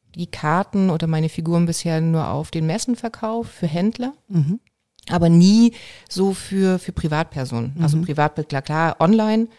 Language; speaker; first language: German; native; German